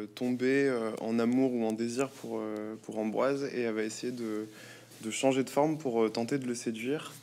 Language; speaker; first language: French; native; French